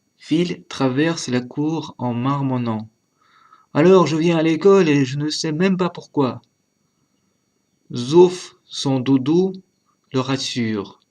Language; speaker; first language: French; non-native, learner; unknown